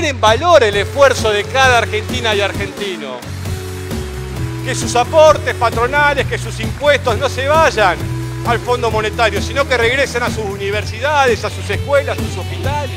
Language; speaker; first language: Spanish; native; Spanish